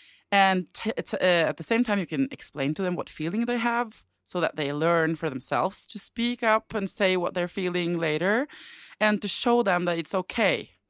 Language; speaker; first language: English; non-native, fluent; Norwegian